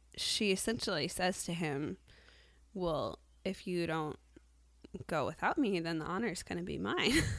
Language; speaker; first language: English; native; English